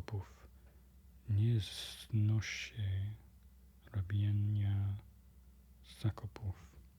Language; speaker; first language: Polish; non-native, learner; English